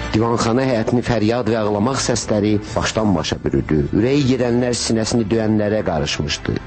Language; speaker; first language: Azerbaijani; native; Azerbaijani